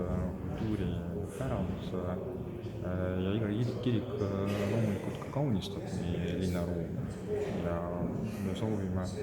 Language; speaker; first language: Estonian; non-native, local second language; Russian